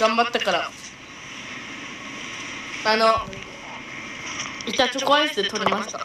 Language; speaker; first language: Japanese; native; Japanese